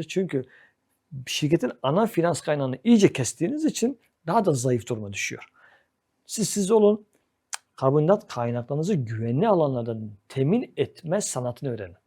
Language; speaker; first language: Turkish; native; Turkish